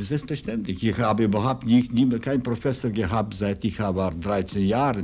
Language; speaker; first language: German; non-native, fluent; Russian